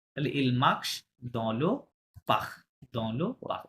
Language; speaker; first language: French; non-native, fluent; Bangla